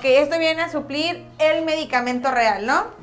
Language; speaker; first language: Spanish; native; Spanish